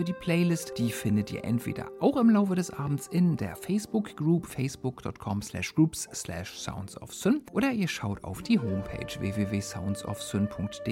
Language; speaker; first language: German; native; German